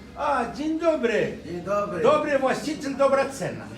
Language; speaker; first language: Polish; non-native, learner; Arabic